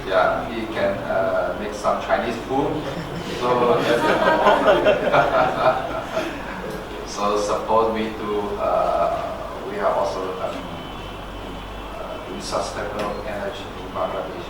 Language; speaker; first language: English; non-native, learner; Chinese